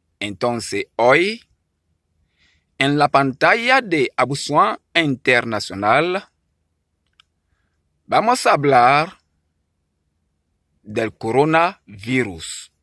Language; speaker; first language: Spanish; non-native, learner; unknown